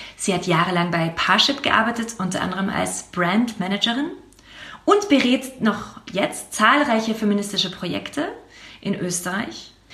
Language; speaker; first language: German; native; German